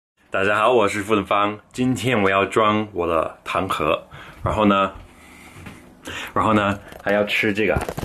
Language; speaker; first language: Chinese; non-native, fluent; English